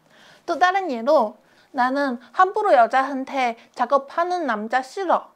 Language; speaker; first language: Korean; non-native, fluent; Chinese